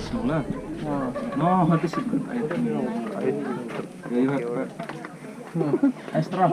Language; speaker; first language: English; non-native, learner; Indonesian